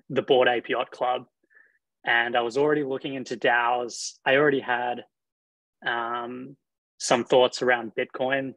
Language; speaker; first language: English; native; English